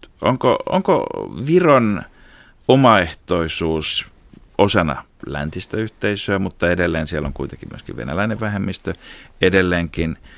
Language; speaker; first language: Finnish; native; Finnish